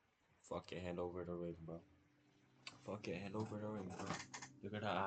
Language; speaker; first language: English; native; English